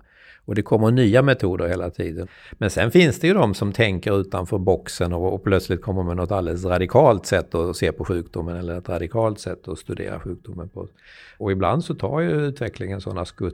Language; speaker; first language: Swedish; native; Swedish